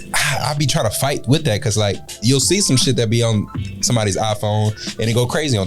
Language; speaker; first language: English; native; English